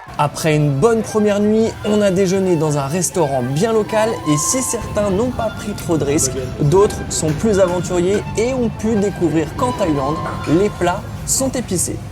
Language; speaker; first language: French; native; French